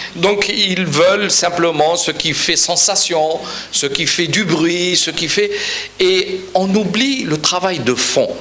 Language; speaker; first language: French; non-native, local second language; Arabic